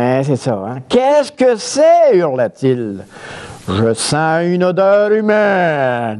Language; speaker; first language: French; native; French